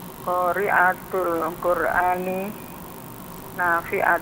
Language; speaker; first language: Arabic; non-native, learner; Indonesian